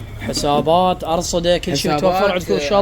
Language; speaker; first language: Arabic; native; Arabic